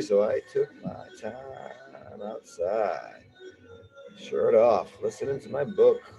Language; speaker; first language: English; native; English